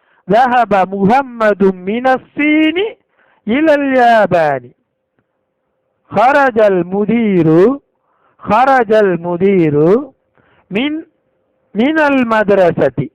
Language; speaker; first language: Arabic; non-native, fluent; Tamil